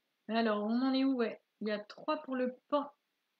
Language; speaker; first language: French; native; French